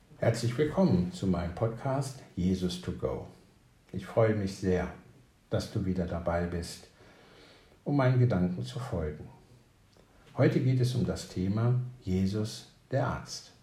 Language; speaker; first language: German; native; German